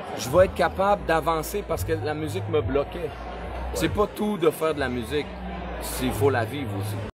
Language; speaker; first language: French; native; French